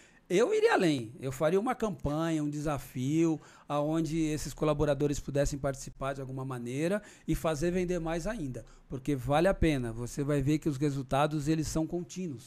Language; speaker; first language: Portuguese; native; Portuguese